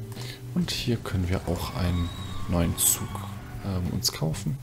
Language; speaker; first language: German; native; German